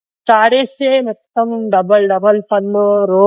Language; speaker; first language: Telugu; native; Telugu